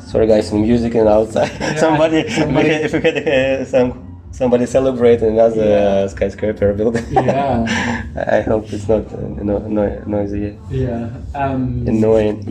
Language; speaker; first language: English; non-native, learner; Russian